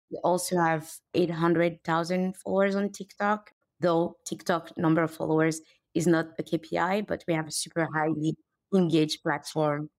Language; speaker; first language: English; non-native, fluent; French